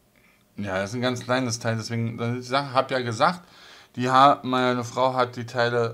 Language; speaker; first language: German; native; German